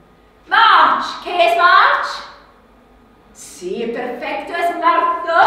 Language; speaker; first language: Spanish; non-native, learner; English